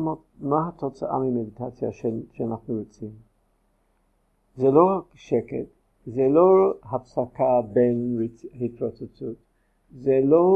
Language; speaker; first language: Hebrew; non-native, fluent; English